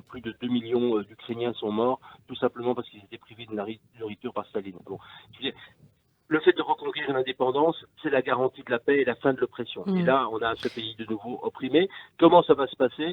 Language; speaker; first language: French; native; French